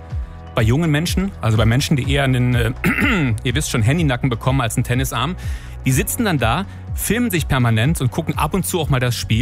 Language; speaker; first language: German; native; German